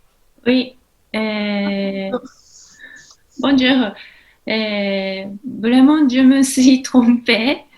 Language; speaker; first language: French; non-native, learner; Japanese